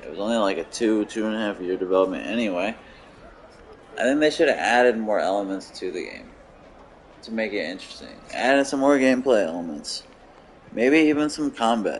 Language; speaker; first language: English; native; English